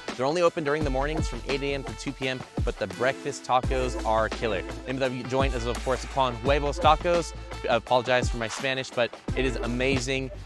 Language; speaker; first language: English; native; English